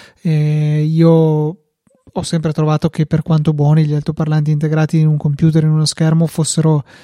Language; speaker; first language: Italian; native; Italian